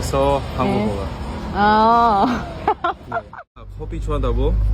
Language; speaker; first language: Korean; non-native, learner; Indonesian